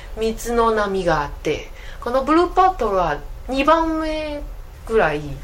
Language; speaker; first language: Japanese; non-native, fluent; Chinese